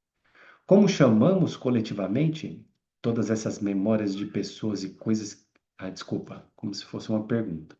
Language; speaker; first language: Portuguese; native; Portuguese